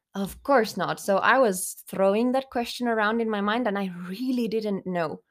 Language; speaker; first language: English; non-native, fluent; Finnish